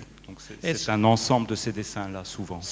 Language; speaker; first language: French; native; French